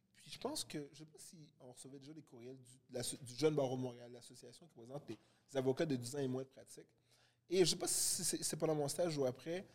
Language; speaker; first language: French; early bilingual, other home language; Haitian Creole